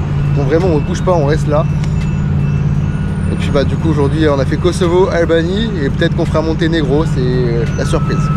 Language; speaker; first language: French; native; French